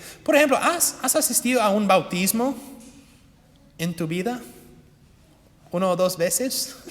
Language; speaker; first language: Spanish; non-native, fluent; English